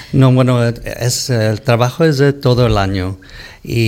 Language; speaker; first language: Spanish; early bilingual, heritage; Spanish